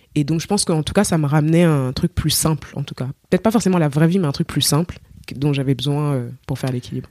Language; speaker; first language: French; native; French